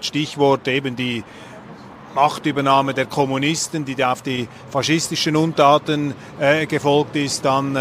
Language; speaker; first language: German; native; German